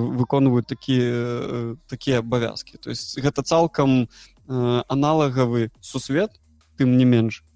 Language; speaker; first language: Belarusian; non-native, local second language; Russian